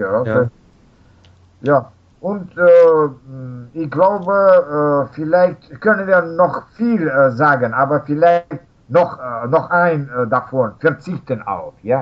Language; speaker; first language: German; non-native, learner; Russian